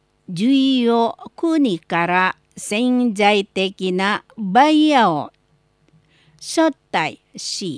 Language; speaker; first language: Japanese; non-native, learner; Indonesian